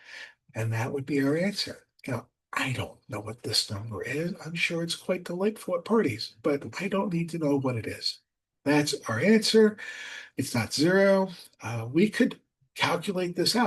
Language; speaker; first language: English; native; English